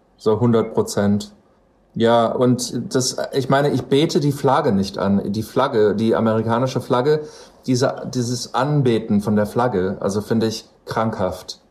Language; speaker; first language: German; non-native, fluent; English